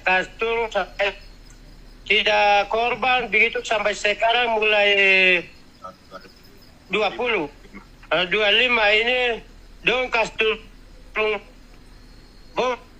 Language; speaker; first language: Indonesian; non-native, local second language; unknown